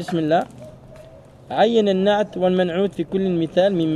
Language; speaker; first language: Arabic; non-native, fluent; French